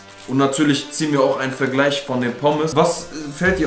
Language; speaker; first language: German; native; German